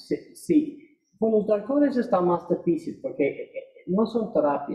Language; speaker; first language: Spanish; non-native, fluent; English